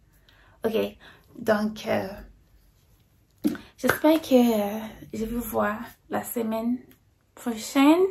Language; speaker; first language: French; non-native, fluent; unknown